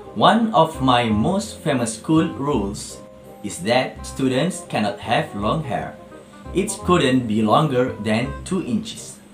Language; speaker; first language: English; non-native, local second language; Malay